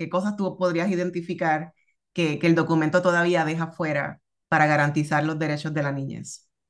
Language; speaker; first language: Spanish; native; Spanish